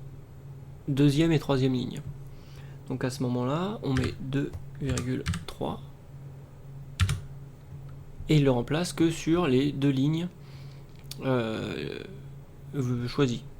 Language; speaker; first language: French; native; French